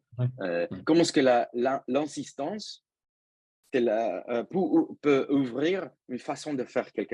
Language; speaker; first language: French; non-native, fluent; Spanish